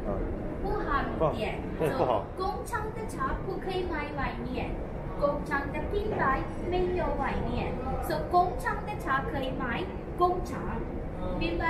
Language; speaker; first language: Chinese; non-native, learner; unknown